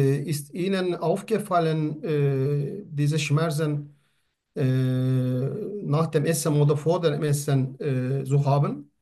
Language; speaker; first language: German; non-native, learner; Turkish